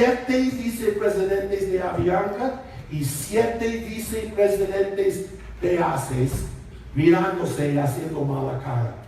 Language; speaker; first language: Spanish; non-native, fluent; English